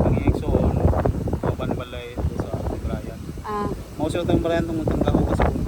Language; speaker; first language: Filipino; non-native, local second language; Cebuano